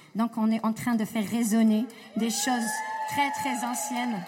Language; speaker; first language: French; non-native, local second language; Arabic